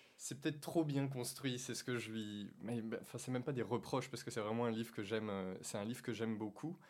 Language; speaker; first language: French; native; French